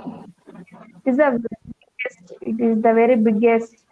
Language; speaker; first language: English; non-native, learner; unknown